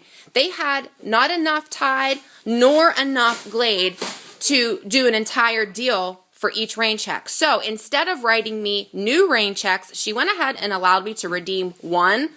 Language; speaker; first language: English; native; English